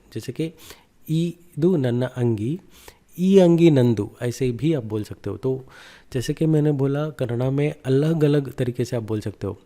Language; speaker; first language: Hindi; non-native, local second language; Kannada